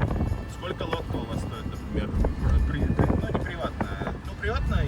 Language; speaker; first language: Russian; non-native, fluent; Latvian